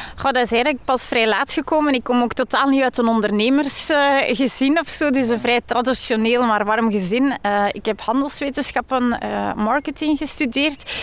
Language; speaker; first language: Dutch; native; Dutch